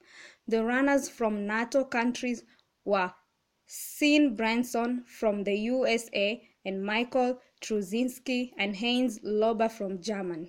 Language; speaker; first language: English; non-native, local second language; Kamba